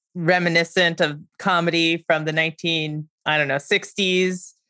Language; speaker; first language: English; native; English